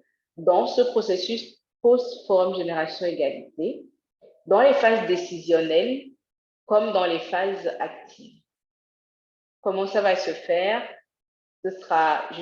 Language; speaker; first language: French; native; French